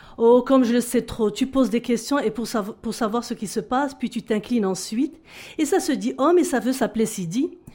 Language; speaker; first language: French; non-native, local second language; Arabic